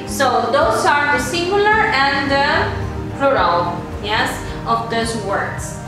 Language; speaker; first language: English; non-native, fluent; Spanish